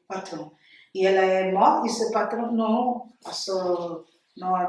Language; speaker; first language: French; non-native, learner; Portuguese